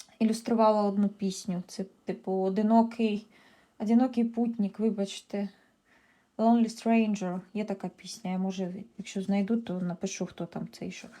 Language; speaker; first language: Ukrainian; native; Ukrainian